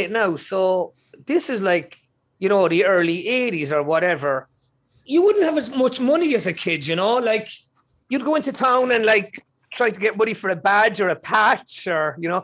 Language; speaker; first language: English; native; English